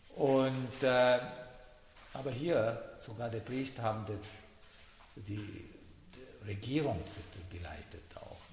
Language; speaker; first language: German; non-native, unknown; Sinhala